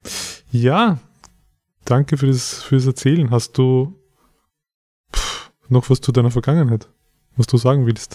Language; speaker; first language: German; native; German